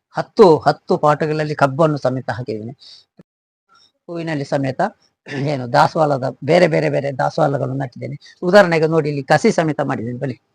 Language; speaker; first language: Kannada; native; Kannada